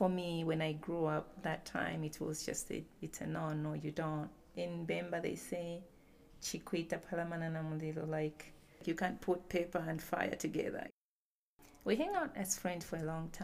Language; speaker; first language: English; non-native, local second language; Bemba